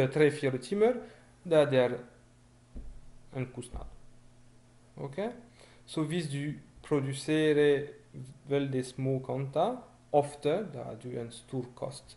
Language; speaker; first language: Norwegian; non-native, fluent; French